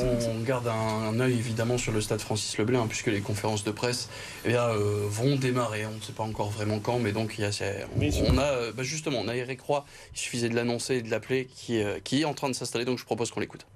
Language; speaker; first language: French; native; French